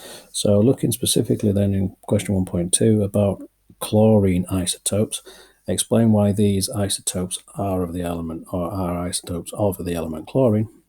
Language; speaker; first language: English; native; English